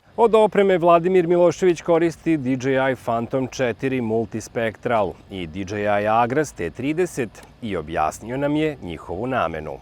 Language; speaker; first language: Serbian; native; Serbian